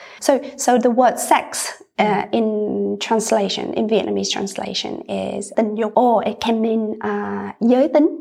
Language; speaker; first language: English; non-native, fluent; Vietnamese